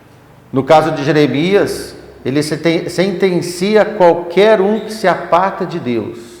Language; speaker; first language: Portuguese; native; Portuguese